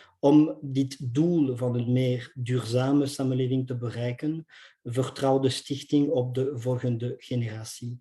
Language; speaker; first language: Dutch; non-native, local second language; French